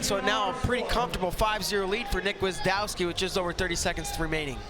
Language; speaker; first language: English; native; English